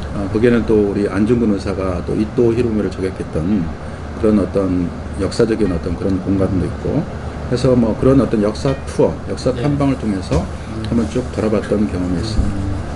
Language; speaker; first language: Korean; native; Korean